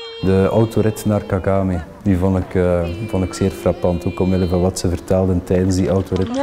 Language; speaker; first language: Dutch; native; Dutch